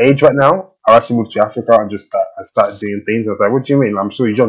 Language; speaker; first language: English; native; English